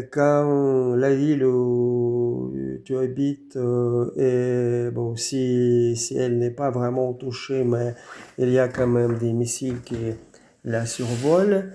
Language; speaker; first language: French; non-native, fluent; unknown